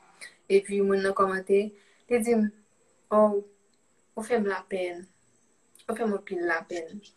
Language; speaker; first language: French; non-native, local second language; Haitian Creole